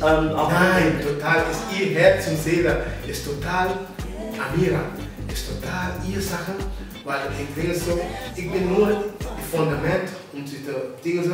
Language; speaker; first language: German; non-native, fluent; Papiamento